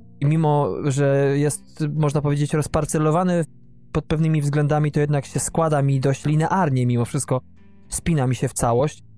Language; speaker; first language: Polish; native; Polish